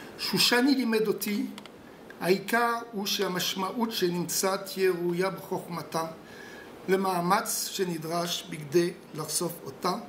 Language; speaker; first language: Hebrew; non-native, fluent; French